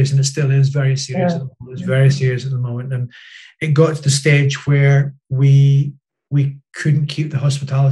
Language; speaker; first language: English; native; English